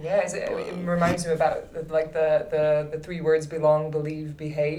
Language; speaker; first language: English; non-native, fluent; Dutch